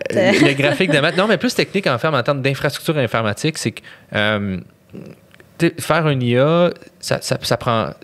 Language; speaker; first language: French; native; French